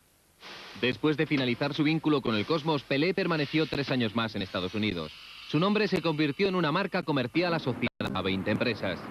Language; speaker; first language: Spanish; native; Spanish